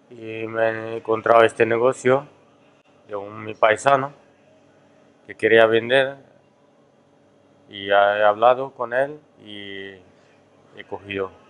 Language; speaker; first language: Spanish; non-native, fluent; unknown